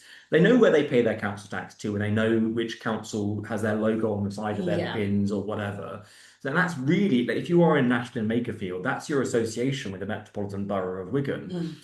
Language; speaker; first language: English; native; English